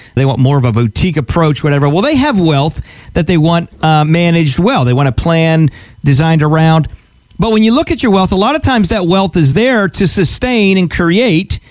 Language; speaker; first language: English; native; English